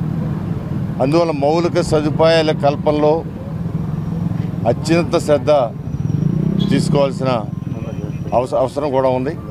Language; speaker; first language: Telugu; native; Telugu